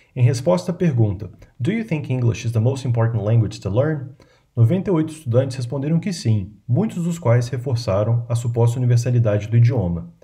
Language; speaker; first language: Portuguese; native; Portuguese